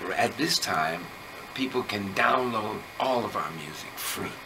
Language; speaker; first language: English; native; English